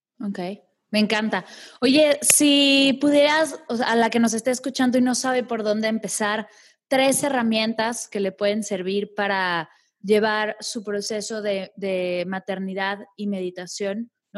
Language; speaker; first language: Spanish; native; Spanish